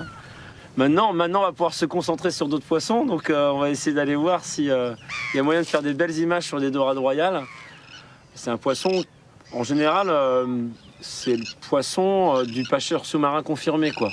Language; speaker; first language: French; native; French